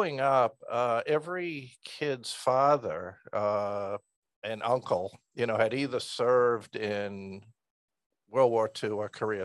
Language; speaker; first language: English; native; English